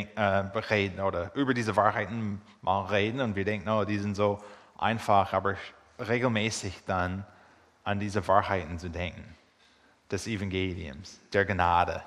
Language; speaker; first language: German; non-native, fluent; English